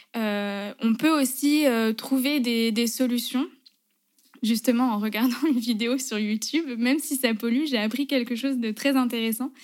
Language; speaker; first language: French; native; French